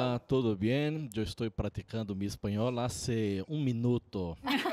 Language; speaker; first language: Spanish; non-native, learner; Portuguese